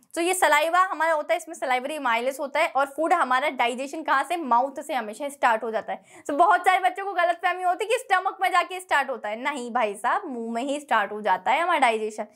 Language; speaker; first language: Hindi; native; Hindi